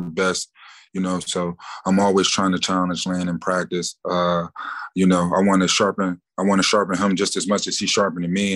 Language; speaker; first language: English; native; English